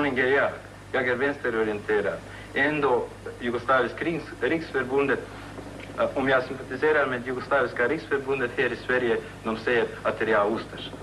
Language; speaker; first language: Swedish; non-native, fluent; Croatian